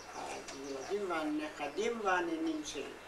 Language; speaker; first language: Hebrew; non-native, fluent; German